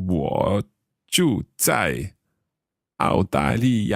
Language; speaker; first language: Chinese; non-native, learner; English